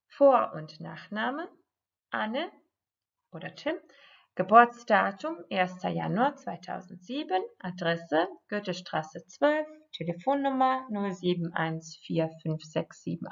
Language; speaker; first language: German; non-native, fluent; Croatian